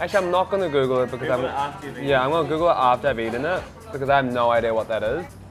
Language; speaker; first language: English; early bilingual, other home language; Korean